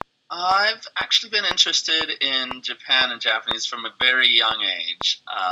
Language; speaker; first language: English; native; English